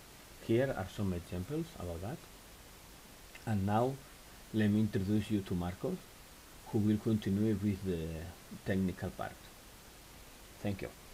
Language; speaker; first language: English; non-native, fluent; Spanish